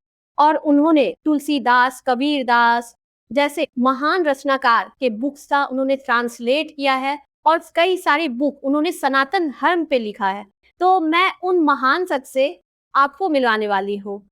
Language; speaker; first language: Hindi; native; Hindi